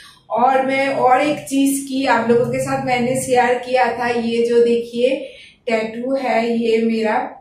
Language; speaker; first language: Hindi; non-native, local second language; Bangla